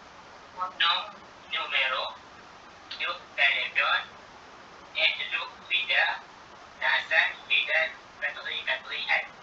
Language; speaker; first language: French; non-native, learner; Malay